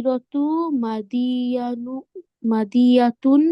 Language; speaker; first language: Arabic; non-native, learner; Bangla